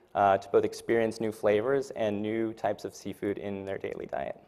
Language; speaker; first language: English; native; English